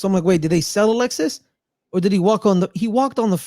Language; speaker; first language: English; native; English